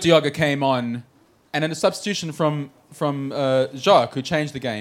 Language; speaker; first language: English; native; English